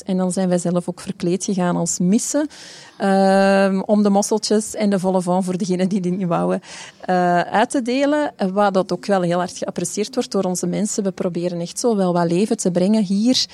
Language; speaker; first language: Dutch; native; Dutch